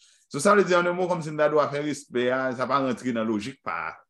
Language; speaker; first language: French; native; French